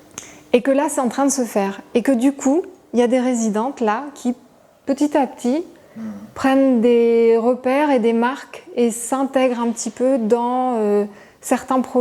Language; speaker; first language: French; native; French